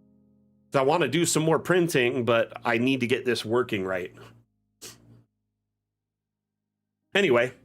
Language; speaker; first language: English; native; English